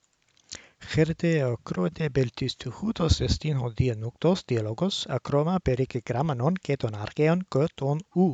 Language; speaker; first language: Greek; non-native, learner; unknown